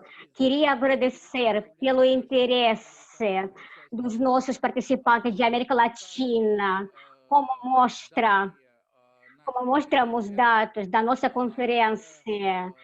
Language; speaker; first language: Portuguese; non-native, fluent; Russian